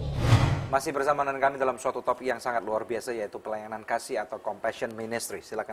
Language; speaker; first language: Indonesian; native; Indonesian